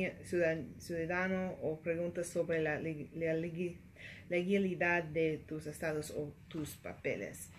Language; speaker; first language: Spanish; non-native, learner; English